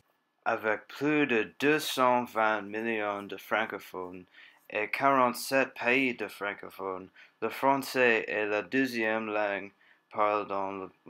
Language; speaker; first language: French; non-native, learner; English